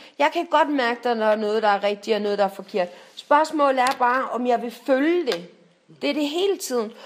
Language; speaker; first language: Danish; native; Danish